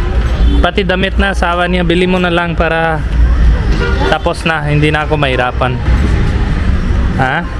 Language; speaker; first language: Filipino; non-native, learner; Hindi